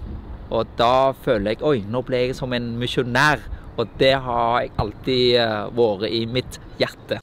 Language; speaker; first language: Norwegian; non-native, fluent; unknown